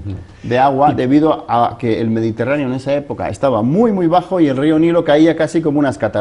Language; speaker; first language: Spanish; native; Spanish